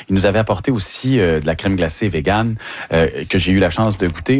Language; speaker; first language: French; native; French